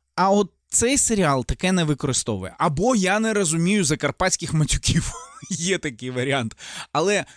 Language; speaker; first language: Ukrainian; native; Ukrainian